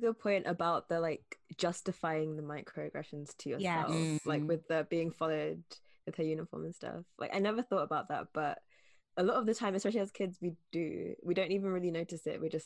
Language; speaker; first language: English; native; English